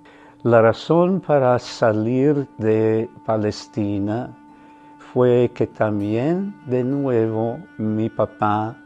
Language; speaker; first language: Spanish; non-native, fluent; German